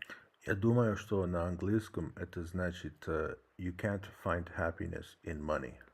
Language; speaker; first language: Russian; non-native, learner; English